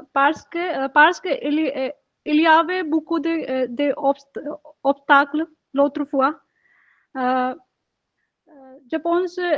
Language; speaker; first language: French; non-native, learner; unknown